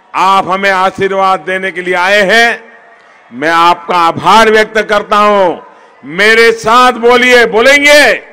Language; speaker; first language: Hindi; non-native, local second language; Gujarati